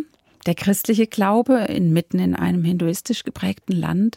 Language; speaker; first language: German; native; German